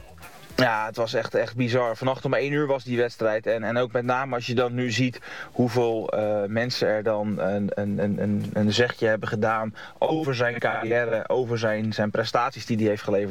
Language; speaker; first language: Dutch; native; Dutch